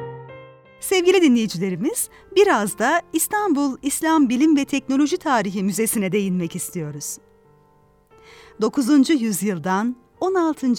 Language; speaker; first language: Turkish; native; Turkish